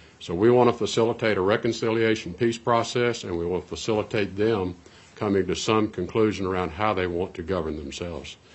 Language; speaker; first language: English; native; English